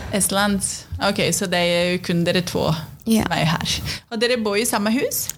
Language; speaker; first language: Norwegian; non-native, fluent; Portuguese